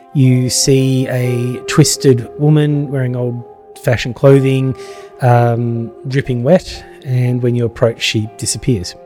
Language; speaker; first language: English; native; English